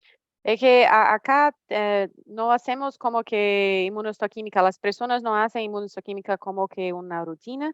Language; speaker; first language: Spanish; non-native, fluent; Portuguese